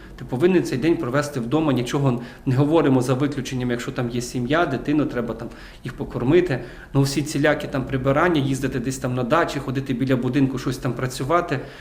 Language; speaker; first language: Ukrainian; native; Ukrainian